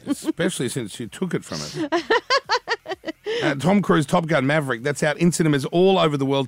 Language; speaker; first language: English; native; English